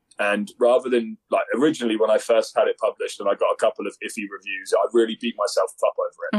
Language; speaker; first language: English; native; English